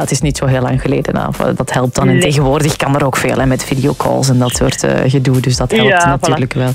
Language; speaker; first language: Dutch; native; Dutch